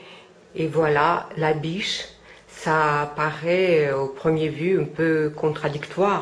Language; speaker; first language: French; non-native, fluent; Russian